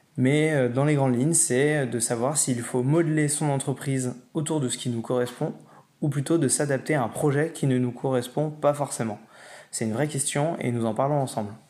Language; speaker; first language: French; native; French